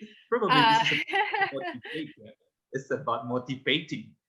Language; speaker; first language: English; non-native, fluent; Indonesian